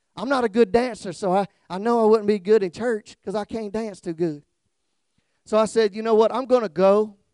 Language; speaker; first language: English; native; English